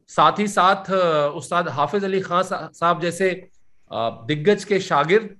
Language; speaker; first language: Hindi; native; Hindi